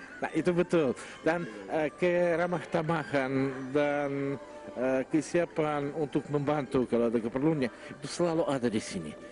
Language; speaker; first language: Malay; non-native, fluent; Russian